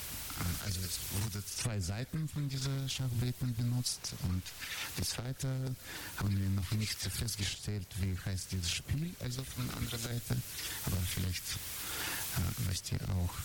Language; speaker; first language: German; non-native, learner; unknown